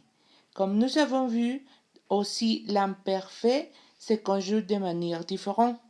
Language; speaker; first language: French; non-native, learner; Spanish